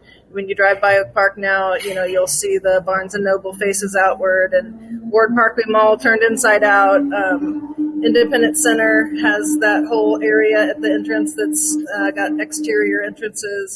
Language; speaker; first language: English; native; English